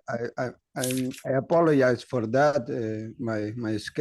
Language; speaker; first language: English; non-native, learner; Spanish